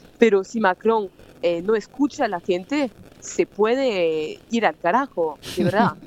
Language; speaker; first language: Spanish; non-native, fluent; French